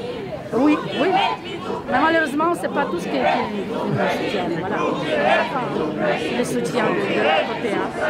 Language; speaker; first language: French; non-native, fluent; Russian